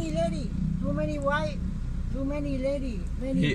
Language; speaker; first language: English; non-native, learner; Thai